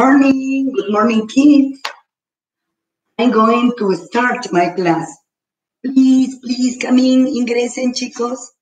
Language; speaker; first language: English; non-native, fluent; Spanish